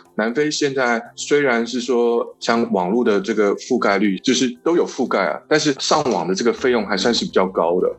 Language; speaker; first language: Chinese; early bilingual, heritage; Chinese